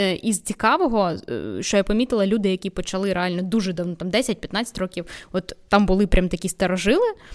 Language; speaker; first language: Ukrainian; non-native, local second language; Russian